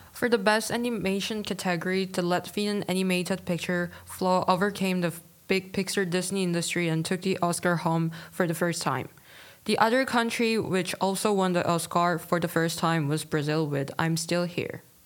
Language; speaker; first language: English; non-native, fluent; Korean